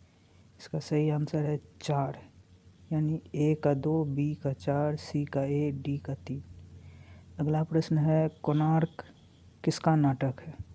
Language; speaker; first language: Hindi; native; Hindi